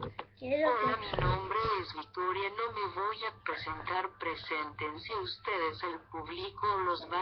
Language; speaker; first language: Spanish; native; Spanish